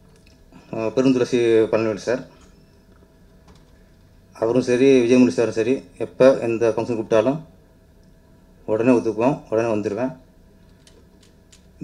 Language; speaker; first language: Tamil; native; Tamil